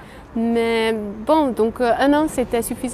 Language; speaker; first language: French; non-native, learner; Hungarian